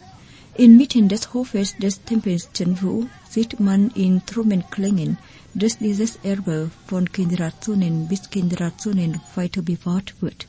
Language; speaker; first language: German; non-native, fluent; Vietnamese